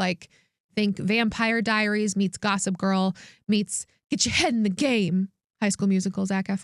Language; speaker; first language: English; native; English